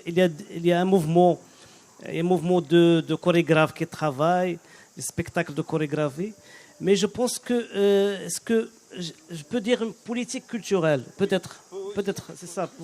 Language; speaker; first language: French; non-native, local second language; Arabic